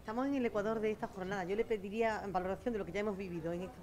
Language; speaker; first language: Spanish; native; Spanish